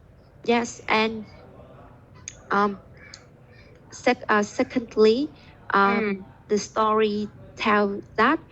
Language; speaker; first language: English; non-native, learner; Vietnamese